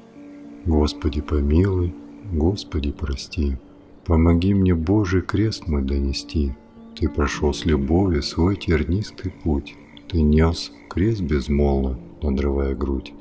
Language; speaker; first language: Russian; native; Russian